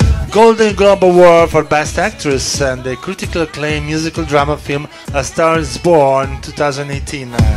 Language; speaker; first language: English; non-native, fluent; Italian